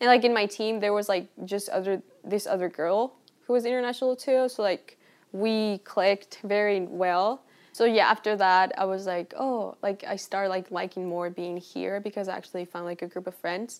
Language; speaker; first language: English; non-native, fluent; Spanish